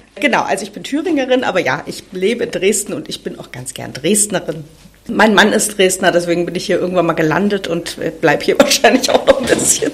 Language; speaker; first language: German; native; German